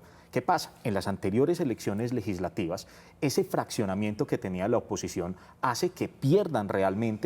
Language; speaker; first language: Spanish; native; Spanish